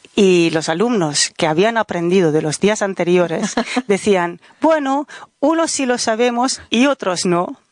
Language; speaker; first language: Spanish; non-native, fluent; Dutch